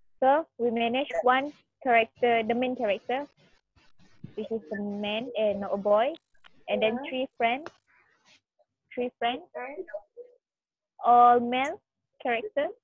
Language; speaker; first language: English; non-native, learner; Malay